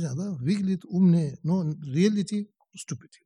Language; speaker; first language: Russian; non-native, learner; Tibetan